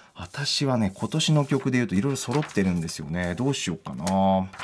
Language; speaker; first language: Japanese; native; Japanese